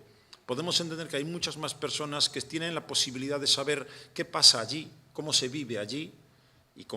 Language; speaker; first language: Spanish; native; Spanish